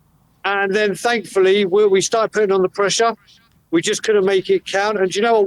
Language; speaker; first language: English; native; English